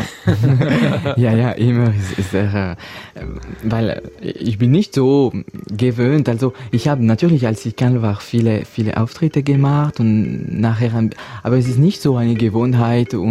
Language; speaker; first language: German; non-native, local second language; French